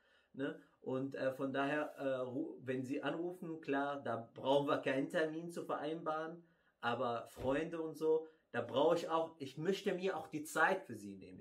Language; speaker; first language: German; non-native, fluent; Arabic